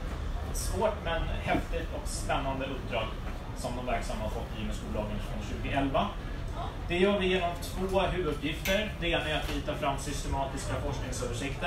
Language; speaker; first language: Swedish; native; Swedish